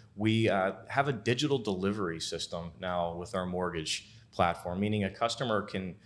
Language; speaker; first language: English; native; English